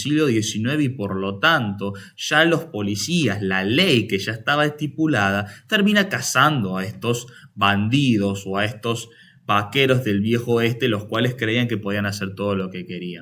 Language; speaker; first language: Spanish; native; Spanish